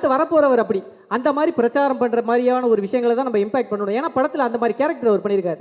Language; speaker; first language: Tamil; native; Tamil